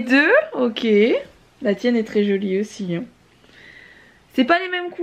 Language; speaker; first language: French; native; French